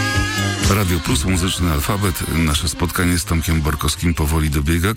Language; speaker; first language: Polish; native; Polish